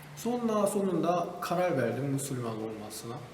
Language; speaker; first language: Turkish; non-native, learner; Korean